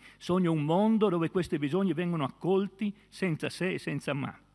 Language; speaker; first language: Italian; native; Italian